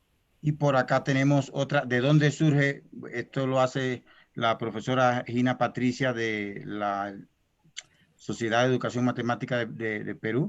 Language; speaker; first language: Spanish; native; Spanish